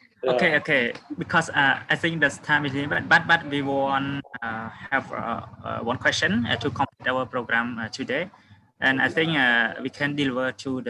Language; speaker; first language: English; non-native, fluent; Khmer